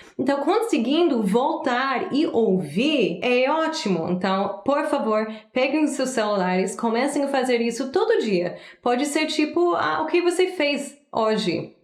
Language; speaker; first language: Portuguese; non-native, fluent; English